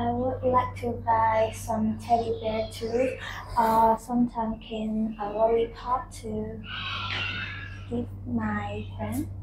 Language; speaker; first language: English; non-native, learner; Vietnamese